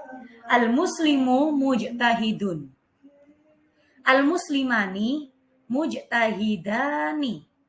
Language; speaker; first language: Arabic; non-native, fluent; Indonesian